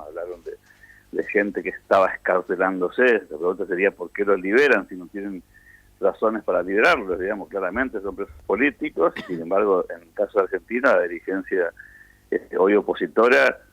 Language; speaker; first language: Spanish; native; Spanish